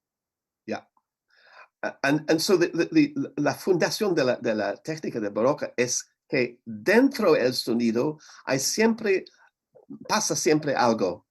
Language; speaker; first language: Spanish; non-native, learner; English